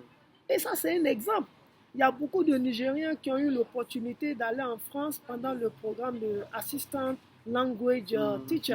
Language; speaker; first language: French; non-native, fluent; Yoruba